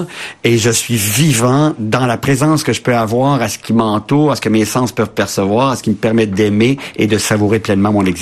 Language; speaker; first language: French; native; French